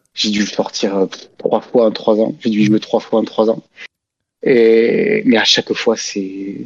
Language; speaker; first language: French; native; French